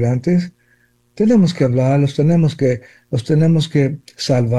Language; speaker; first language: Spanish; early bilingual, heritage; Spanish